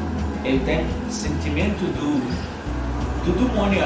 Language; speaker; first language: Portuguese; non-native, learner; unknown